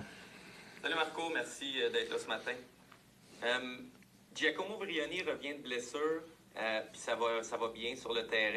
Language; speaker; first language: French; native; French